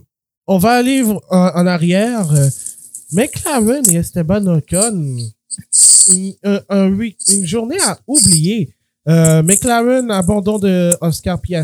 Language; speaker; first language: French; native; French